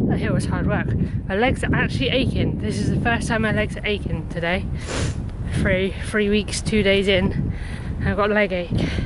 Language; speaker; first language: English; native; English